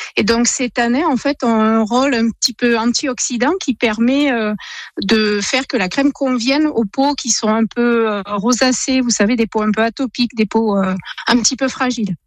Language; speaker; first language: French; native; French